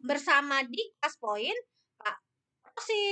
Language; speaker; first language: Indonesian; native; Indonesian